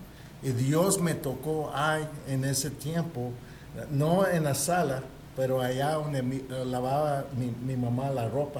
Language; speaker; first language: Spanish; early bilingual, heritage; Spanish